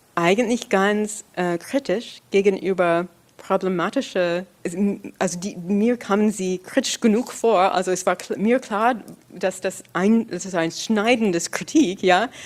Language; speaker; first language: German; non-native, fluent; English